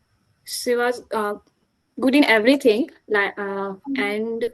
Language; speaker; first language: English; non-native, learner; Hindi